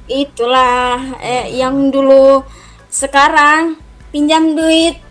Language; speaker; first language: Indonesian; native; Indonesian